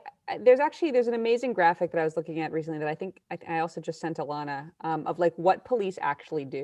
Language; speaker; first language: English; native; English